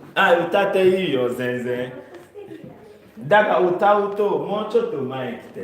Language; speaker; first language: Japanese; non-native, learner; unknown